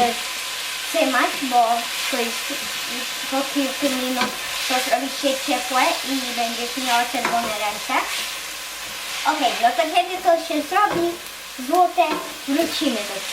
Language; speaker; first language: Polish; early bilingual, heritage; Polish